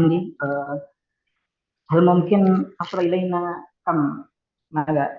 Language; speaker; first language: Arabic; non-native, learner; Indonesian